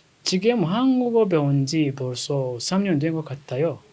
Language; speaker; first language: Korean; non-native, fluent; Kinyarwanda